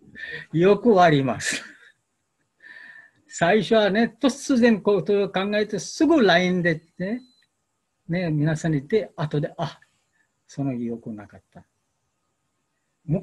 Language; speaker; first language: Japanese; non-native, learner; Bangla